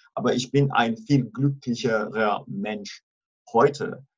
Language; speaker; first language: German; non-native, fluent; Italian